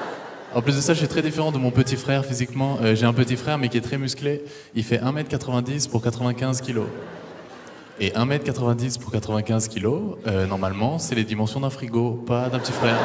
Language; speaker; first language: French; native; French